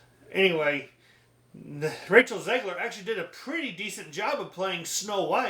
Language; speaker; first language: English; native; English